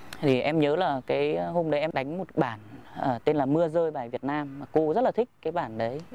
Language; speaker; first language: Vietnamese; native; Vietnamese